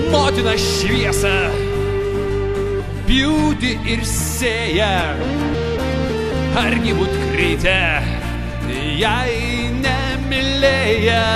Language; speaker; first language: Lithuanian; native; Lithuanian